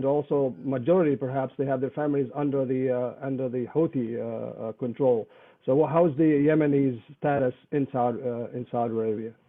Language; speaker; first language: English; non-native, fluent; Arabic